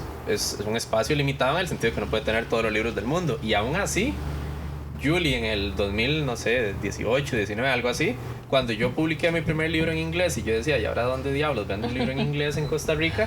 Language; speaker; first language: Spanish; native; Spanish